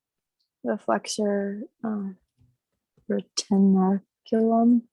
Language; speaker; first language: English; native; English